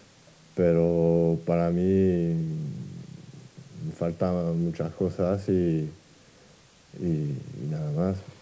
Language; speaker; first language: Spanish; non-native, fluent; French